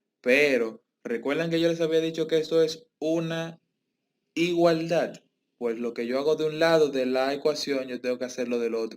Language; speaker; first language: Spanish; native; Spanish